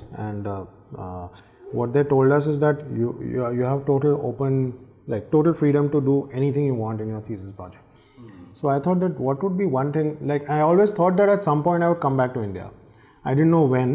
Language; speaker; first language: English; non-native, local second language; Hindi